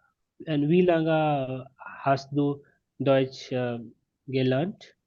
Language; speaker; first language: German; non-native, learner; Hindi